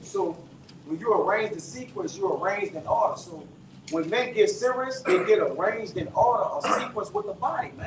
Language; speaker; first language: English; native; English